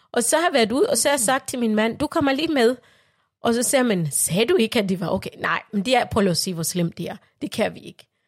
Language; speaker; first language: Danish; non-native, fluent; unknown